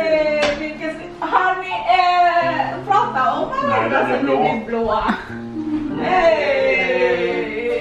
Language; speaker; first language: Swedish; non-native, learner; Indonesian